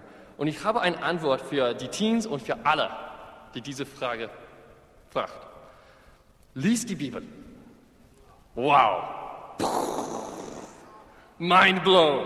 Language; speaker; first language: German; non-native, fluent; English